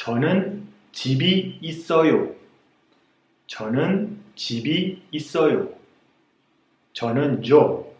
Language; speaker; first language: Korean; non-native, fluent; Spanish